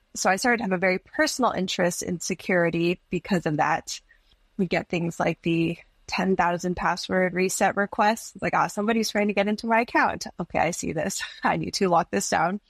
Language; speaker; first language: English; native; English